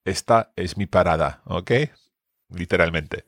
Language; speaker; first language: Spanish; non-native, fluent; English